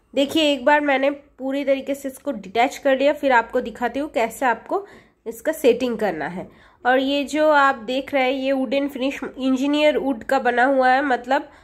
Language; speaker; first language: Hindi; non-native, local second language; Bangla